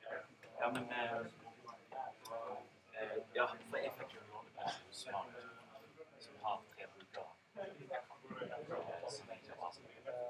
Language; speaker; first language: Norwegian; native; Norwegian